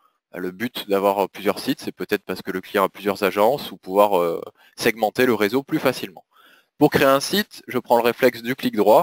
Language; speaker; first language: French; native; French